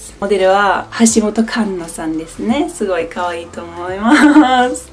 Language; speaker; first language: Japanese; non-native, fluent; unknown